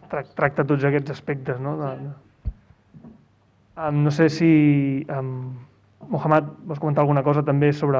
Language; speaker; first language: Catalan; native; Catalan